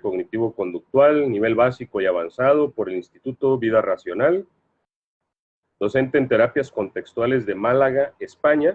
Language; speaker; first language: Spanish; native; Spanish